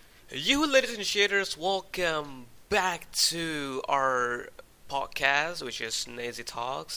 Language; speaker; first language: English; non-native, fluent; Indonesian